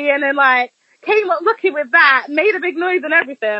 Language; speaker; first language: English; native; English